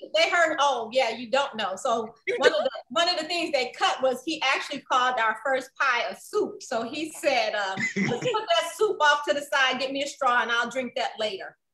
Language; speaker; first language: English; native; English